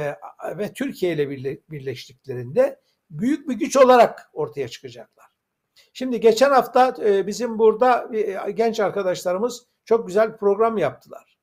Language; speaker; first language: Turkish; native; Turkish